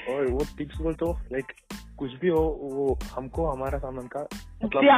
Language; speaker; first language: Hindi; non-native, local second language; Malayalam